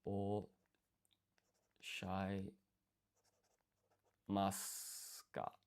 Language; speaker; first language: Japanese; non-native, learner; English